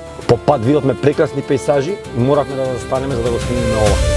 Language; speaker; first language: Macedonian; native; Macedonian